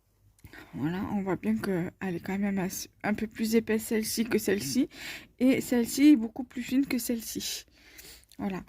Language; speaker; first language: French; native; French